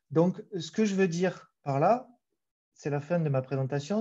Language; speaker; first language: French; native; French